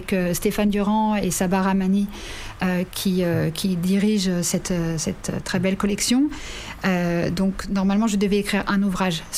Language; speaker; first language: French; native; French